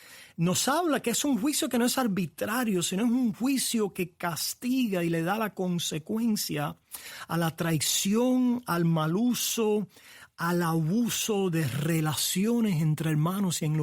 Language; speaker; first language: Spanish; native; Spanish